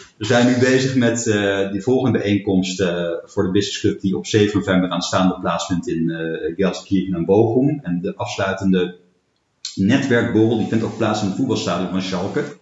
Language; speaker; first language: Dutch; native; Dutch